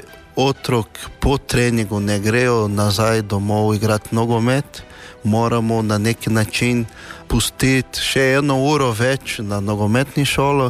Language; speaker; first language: Slovenian; non-native, fluent; Portuguese